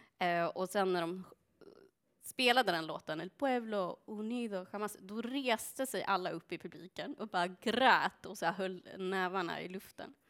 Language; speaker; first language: Swedish; early bilingual, other home language; Spanish